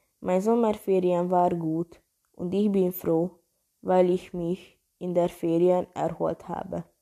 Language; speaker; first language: German; non-native, learner; Hungarian